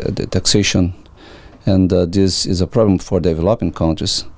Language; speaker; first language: English; non-native, fluent; Portuguese